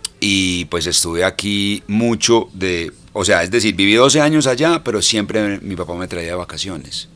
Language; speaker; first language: Spanish; early bilingual, heritage; English